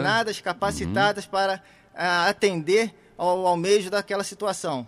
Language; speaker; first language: Portuguese; native; Portuguese